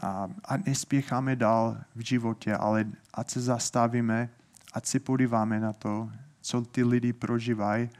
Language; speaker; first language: Czech; non-native, fluent; English